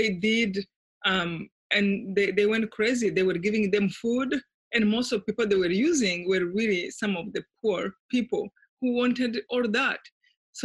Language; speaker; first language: English; non-native, local second language; Kinyarwanda